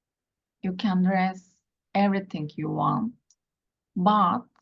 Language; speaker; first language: English; non-native, learner; Turkish